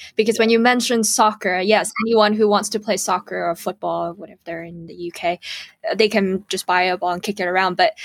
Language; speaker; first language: English; early bilingual, other home language; Cantonese